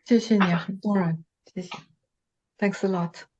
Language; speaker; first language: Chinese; non-native, fluent; French